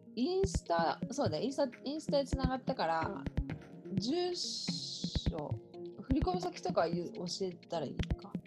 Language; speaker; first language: Japanese; native; Japanese